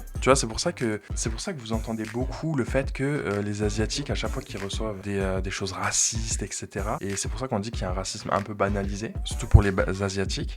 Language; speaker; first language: French; native; French